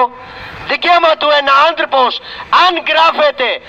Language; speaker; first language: Greek; non-native, learner; Urdu